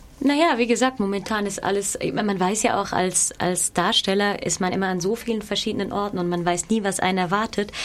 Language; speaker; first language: German; native; German